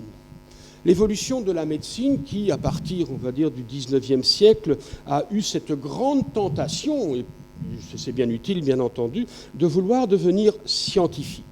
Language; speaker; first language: French; native; French